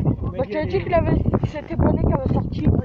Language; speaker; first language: French; native; French